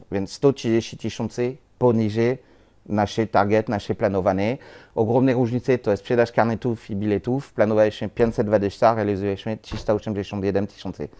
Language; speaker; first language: Polish; non-native, learner; French